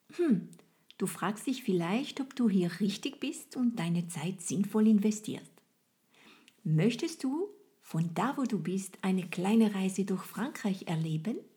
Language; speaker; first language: German; non-native, fluent; French